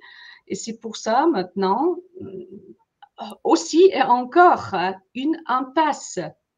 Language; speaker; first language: French; non-native, fluent; German